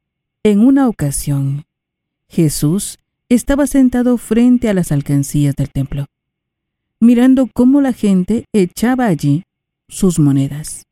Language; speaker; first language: Spanish; native; Spanish